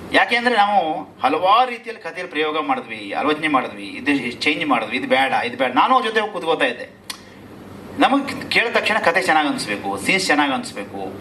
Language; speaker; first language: Kannada; native; Kannada